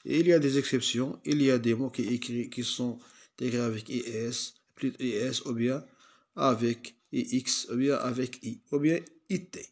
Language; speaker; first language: French; non-native, local second language; Arabic